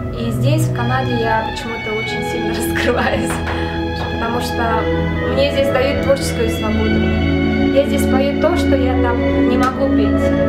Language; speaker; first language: Russian; non-native, local second language; Yakut